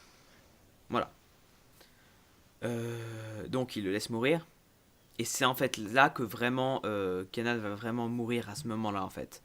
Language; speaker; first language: French; native; French